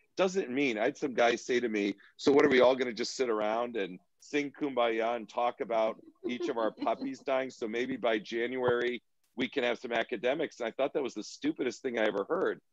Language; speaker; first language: English; native; English